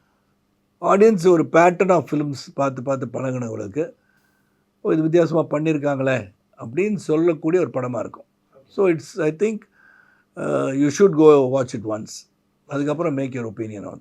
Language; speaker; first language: Tamil; native; Tamil